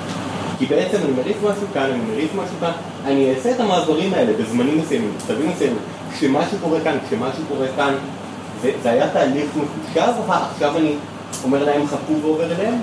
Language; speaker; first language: Hebrew; native; Hebrew